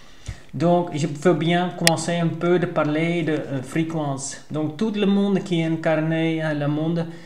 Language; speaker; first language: French; non-native, learner; Dutch